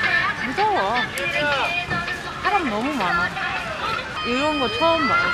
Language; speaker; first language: Korean; non-native, learner; German